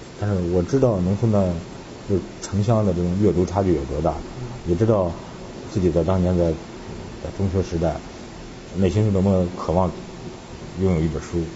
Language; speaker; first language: Chinese; native; Chinese